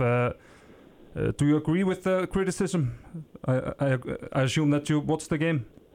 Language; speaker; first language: English; non-native, fluent; Icelandic